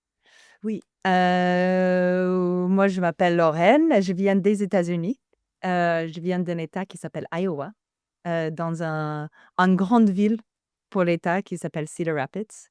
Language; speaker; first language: French; non-native, fluent; English